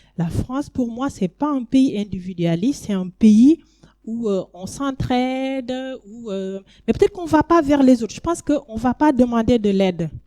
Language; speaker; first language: French; non-native, local second language; Wolof